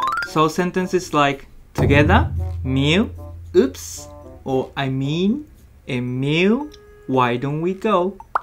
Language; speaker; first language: English; non-native, fluent; Japanese